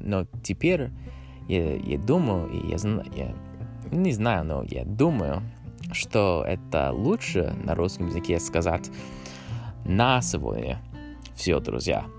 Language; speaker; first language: Russian; non-native, learner; English